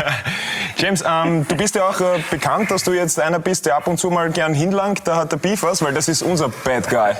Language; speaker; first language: German; native; German